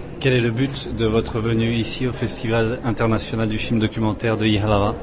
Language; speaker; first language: French; native; French